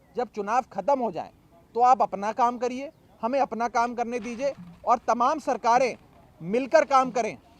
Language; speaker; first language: Hindi; native; Hindi